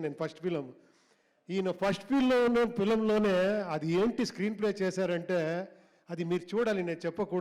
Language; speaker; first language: Telugu; non-native, local second language; Kannada